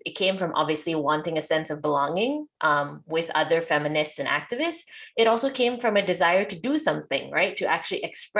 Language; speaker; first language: English; non-native, local second language; Malay